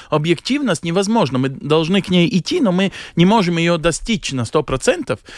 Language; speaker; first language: Russian; native; Russian